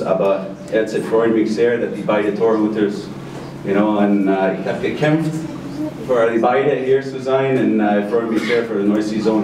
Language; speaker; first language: German; non-native, fluent; English